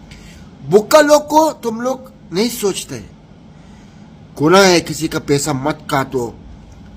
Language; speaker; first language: Hindi; non-native, fluent; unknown